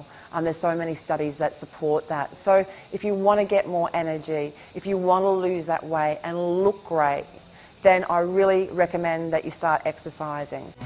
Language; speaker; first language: English; native; English